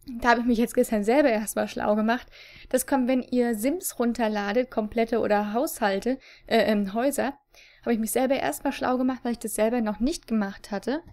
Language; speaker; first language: German; native; German